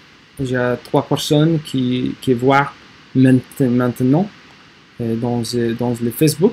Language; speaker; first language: French; non-native, learner; English